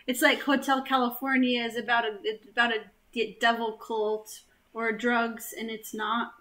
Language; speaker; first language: English; native; English